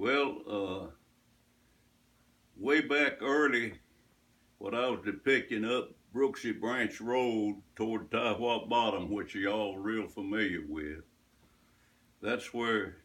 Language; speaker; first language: English; native; English